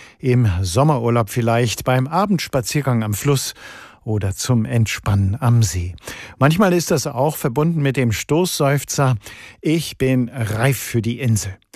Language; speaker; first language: German; native; German